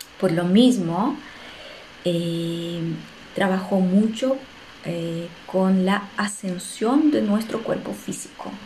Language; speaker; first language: Spanish; non-native, fluent; Russian